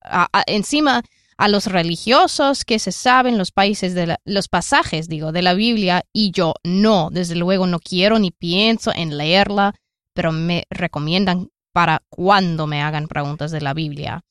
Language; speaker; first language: Spanish; non-native, fluent; English